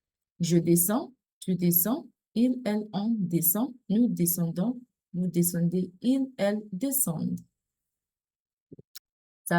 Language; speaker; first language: French; non-native, fluent; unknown